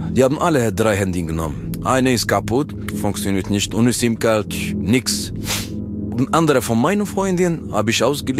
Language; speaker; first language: German; non-native, learner; French